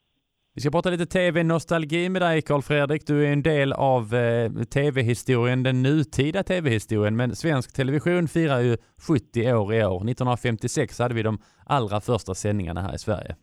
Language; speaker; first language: Swedish; native; Swedish